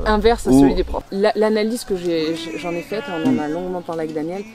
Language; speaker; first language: French; native; French